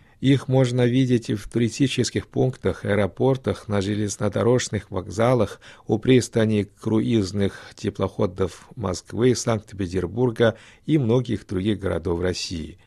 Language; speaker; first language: Russian; non-native, fluent; Chinese